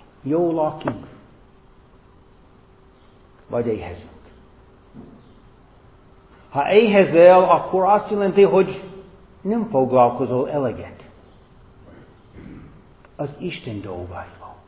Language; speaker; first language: Hungarian; non-native, fluent; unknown